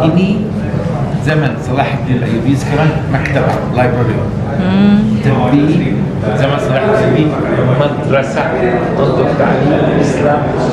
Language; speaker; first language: Indonesian; non-native, learner; Arabic